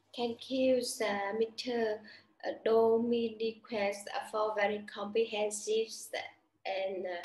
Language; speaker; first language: English; non-native, learner; Vietnamese